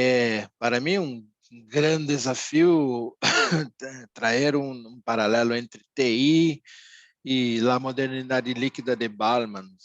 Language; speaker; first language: Spanish; non-native, fluent; Portuguese